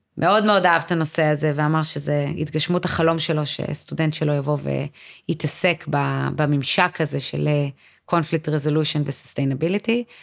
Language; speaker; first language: Hebrew; native; Hebrew